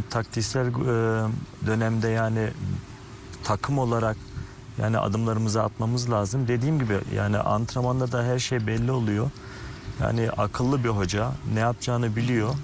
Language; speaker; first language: Turkish; early bilingual, heritage; Turkish